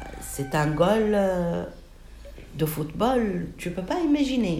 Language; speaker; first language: French; non-native, local second language; Arabic